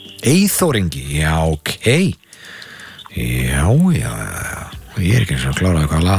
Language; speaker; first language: Icelandic; native; Icelandic